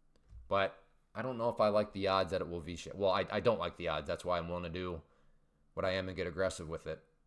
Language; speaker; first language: English; native; English